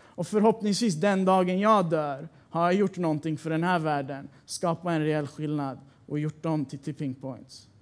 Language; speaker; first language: Swedish; early bilingual, other home language; Persian